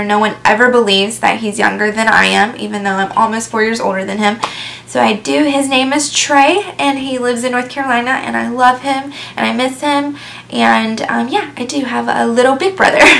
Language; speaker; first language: English; native; English